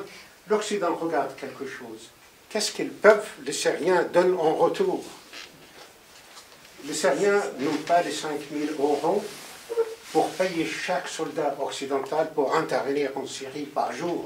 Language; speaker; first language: French; non-native, fluent; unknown